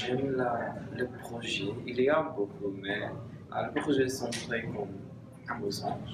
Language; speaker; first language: French; non-native, learner; English